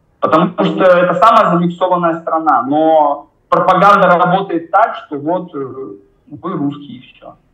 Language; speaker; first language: Russian; native; Russian